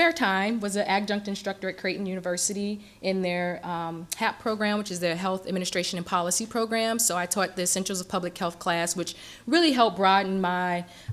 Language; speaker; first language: English; native; English